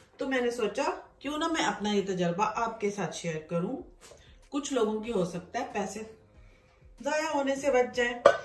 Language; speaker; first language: Urdu; native; Urdu